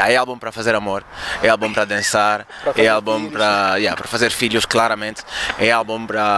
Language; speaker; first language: Portuguese; non-native, learner; French